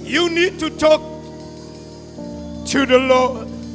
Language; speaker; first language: English; non-native, local second language; Afrikaans